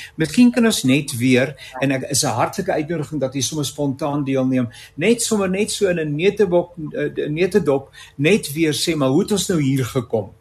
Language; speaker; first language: Afrikaans; native; Afrikaans